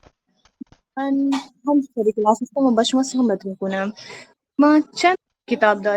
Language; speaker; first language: Persian; non-native, learner; Urdu